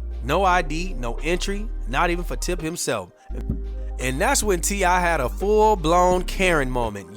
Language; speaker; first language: English; native; English